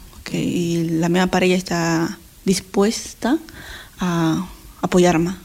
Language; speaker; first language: Catalan; non-native, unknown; Spanish